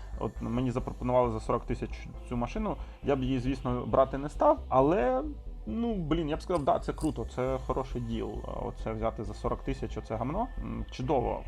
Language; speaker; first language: Ukrainian; non-native, local second language; Russian